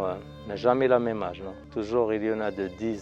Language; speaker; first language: French; non-native, learner; Arabic